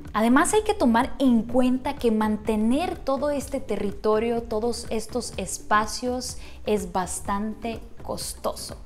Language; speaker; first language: Spanish; non-native, fluent; Ukrainian